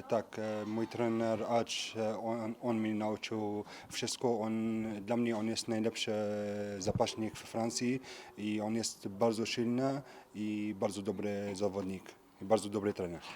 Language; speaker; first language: Polish; early bilingual, heritage; French